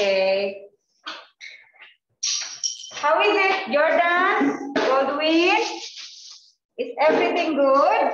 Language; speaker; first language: English; non-native, fluent; Indonesian